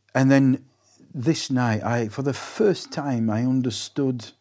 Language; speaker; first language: English; native; English